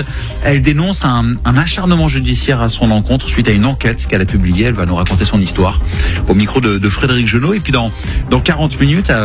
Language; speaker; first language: French; native; French